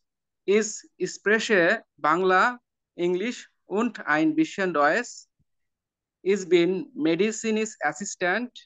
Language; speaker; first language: German; non-native, learner; Bangla